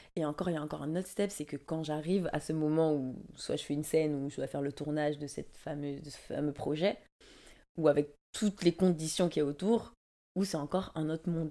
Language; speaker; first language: French; native; French